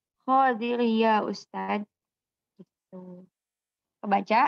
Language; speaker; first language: Arabic; non-native, fluent; Indonesian